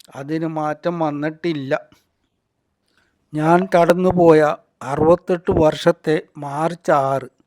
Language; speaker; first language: Malayalam; native; Malayalam